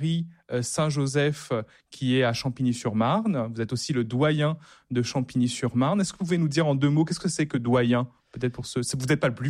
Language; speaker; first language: French; native; French